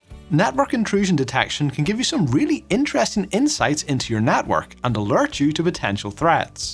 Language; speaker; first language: English; native; English